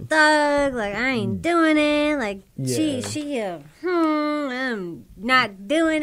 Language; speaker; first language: English; native; English